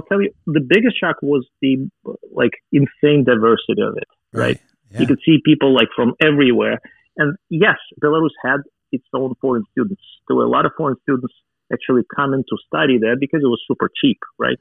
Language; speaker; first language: English; non-native, fluent; Russian